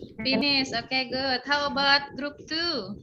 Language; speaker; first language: English; non-native, fluent; Indonesian